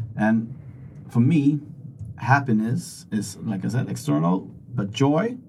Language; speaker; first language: English; non-native, fluent; Swedish